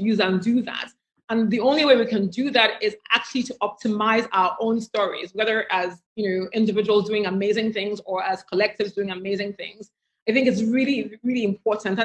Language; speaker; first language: English; non-native, local second language; Igbo